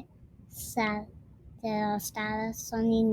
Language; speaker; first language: Spanish; non-native, learner; English